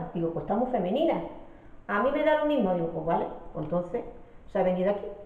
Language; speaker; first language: Spanish; native; Spanish